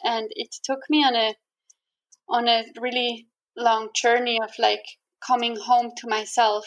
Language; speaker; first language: English; non-native, fluent; Swiss German